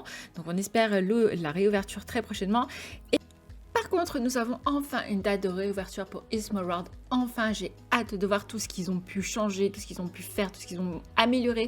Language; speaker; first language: French; native; French